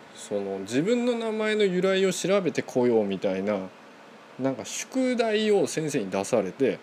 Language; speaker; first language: Japanese; non-native, fluent; Korean